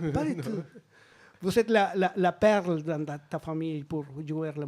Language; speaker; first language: French; non-native, learner; Spanish